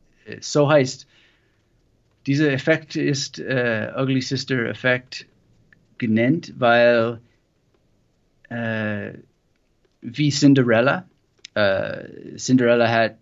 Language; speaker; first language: German; non-native, learner; English